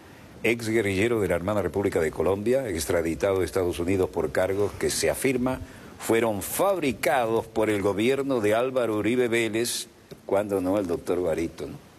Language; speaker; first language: Spanish; native; Spanish